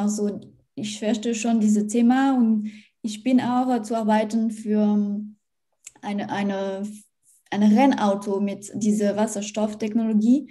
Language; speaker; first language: German; non-native, learner; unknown